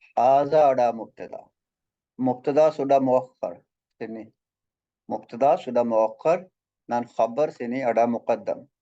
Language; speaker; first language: Malay; non-native, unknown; Arabic